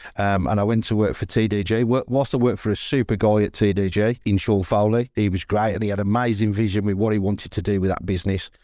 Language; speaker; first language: English; native; English